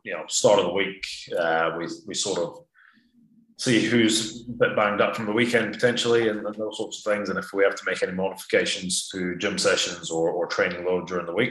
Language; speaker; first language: English; native; English